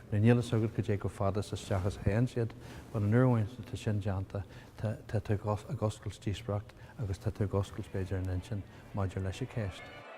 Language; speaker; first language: Irish; native; Irish